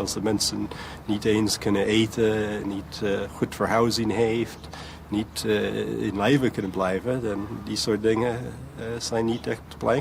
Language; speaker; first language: Dutch; non-native, learner; English